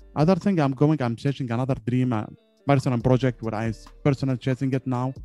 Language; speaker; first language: English; non-native, learner; Arabic